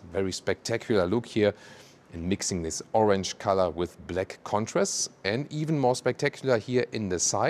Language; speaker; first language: English; non-native, fluent; German